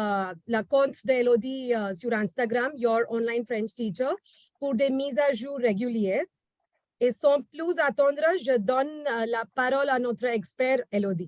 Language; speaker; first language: French; non-native, fluent; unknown